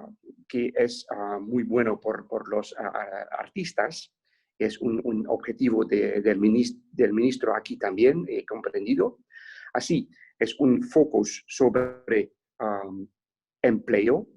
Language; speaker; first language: Spanish; non-native, fluent; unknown